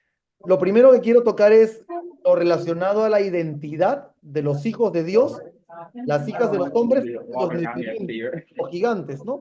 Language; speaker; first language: Spanish; native; Spanish